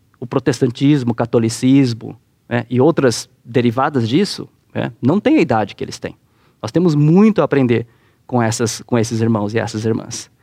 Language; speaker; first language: Portuguese; native; Portuguese